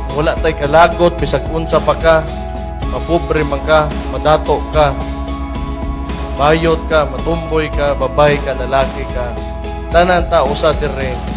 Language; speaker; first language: Cebuano; native; Cebuano